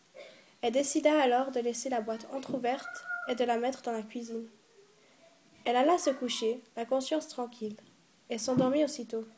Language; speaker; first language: French; native; French